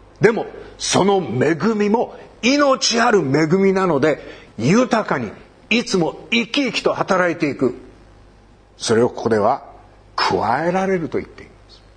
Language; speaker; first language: Japanese; native; Japanese